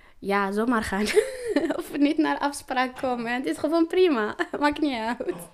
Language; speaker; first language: Dutch; non-native, learner; Arabic